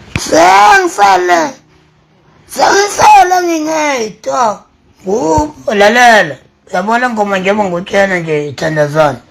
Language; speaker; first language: Zulu; native; Zulu